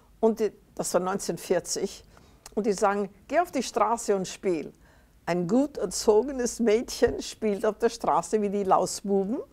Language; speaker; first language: German; native; German